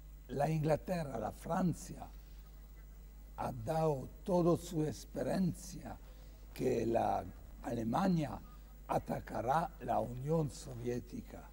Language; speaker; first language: Spanish; non-native, fluent; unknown